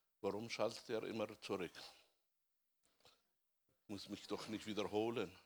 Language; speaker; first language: German; non-native, fluent; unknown